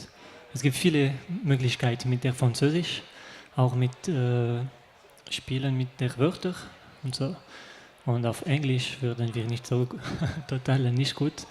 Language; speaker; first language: German; non-native, local second language; French